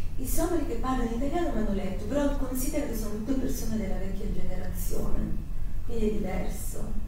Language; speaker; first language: Italian; early bilingual, heritage; Italian